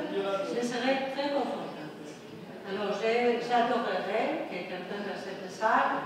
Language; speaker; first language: French; non-native, fluent; Spanish